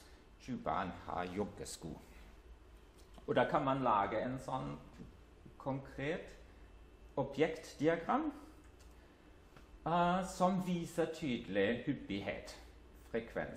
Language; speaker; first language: Norwegian; non-native, fluent; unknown